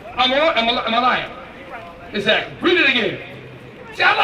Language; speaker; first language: English; native; English